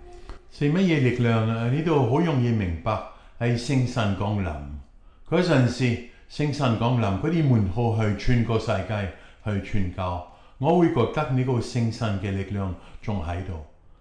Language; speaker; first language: Chinese; non-native, fluent; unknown